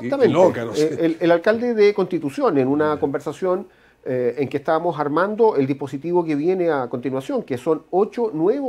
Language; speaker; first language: Spanish; native; Spanish